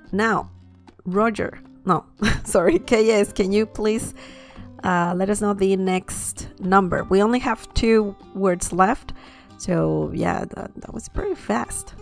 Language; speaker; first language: English; non-native, fluent; Spanish